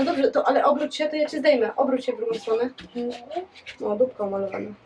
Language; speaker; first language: Polish; native; Polish